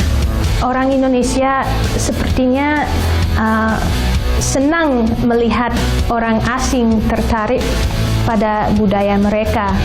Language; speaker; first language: Indonesian; non-native, fluent; English